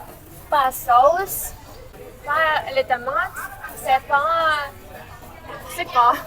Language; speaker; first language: French; non-native, learner; Russian